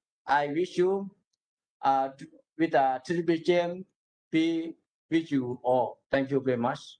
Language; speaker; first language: English; non-native, learner; Burmese